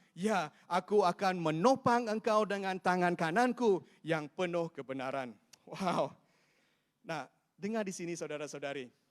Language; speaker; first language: Malay; non-native, local second language; Chinese